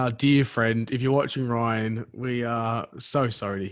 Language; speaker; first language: English; native; English